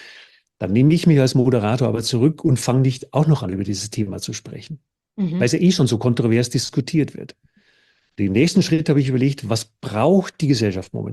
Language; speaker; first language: German; native; German